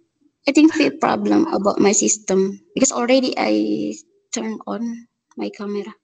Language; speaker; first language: English; non-native, learner; Indonesian